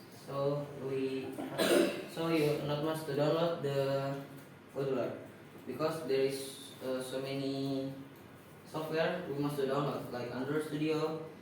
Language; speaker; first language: English; non-native, learner; Indonesian